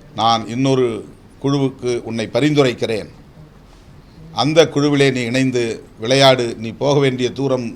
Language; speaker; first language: Tamil; native; Tamil